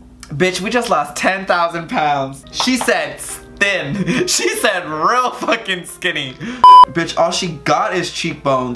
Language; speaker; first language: English; early bilingual, other home language; Spanish